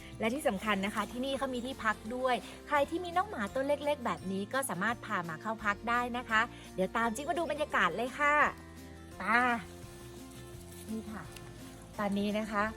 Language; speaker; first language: Thai; native; Thai